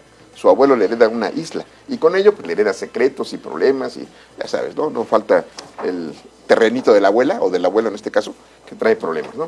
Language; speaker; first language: Spanish; native; Spanish